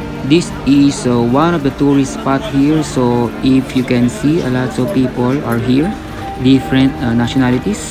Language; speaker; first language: English; non-native, local second language; Filipino